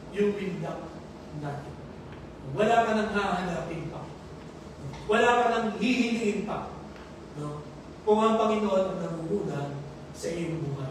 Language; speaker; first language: Filipino; native; Filipino